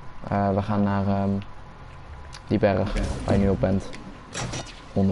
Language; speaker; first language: Dutch; native; Dutch